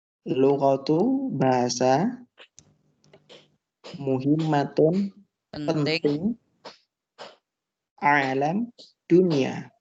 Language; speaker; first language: Arabic; non-native, fluent; Indonesian